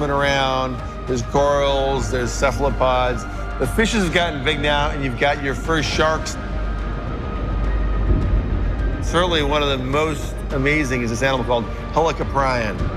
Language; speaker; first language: English; native; English